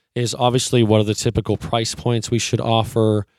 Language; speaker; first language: English; native; English